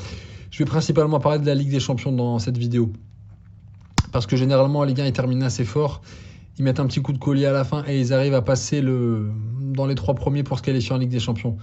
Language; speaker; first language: French; native; French